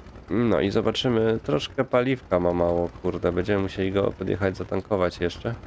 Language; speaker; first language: Polish; native; Polish